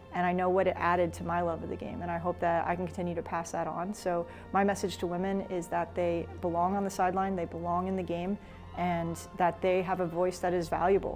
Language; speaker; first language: English; native; English